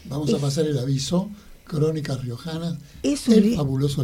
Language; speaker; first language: Spanish; native; Spanish